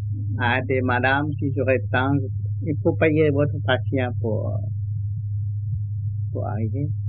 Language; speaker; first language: French; non-native, learner; Vietnamese